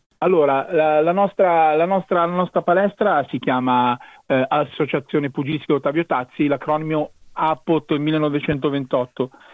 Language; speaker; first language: Italian; native; Italian